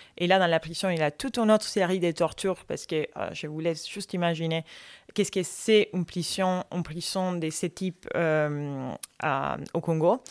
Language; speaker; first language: French; non-native, fluent; Spanish